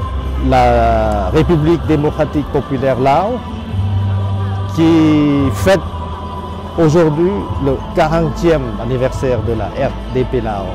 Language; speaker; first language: French; non-native, fluent; Lao